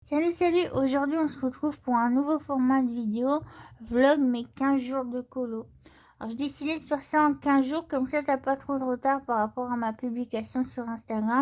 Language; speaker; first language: French; native; French